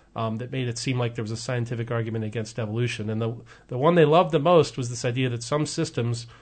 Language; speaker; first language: English; native; English